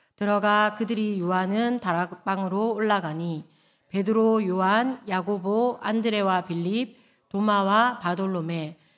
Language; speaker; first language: Korean; native; Korean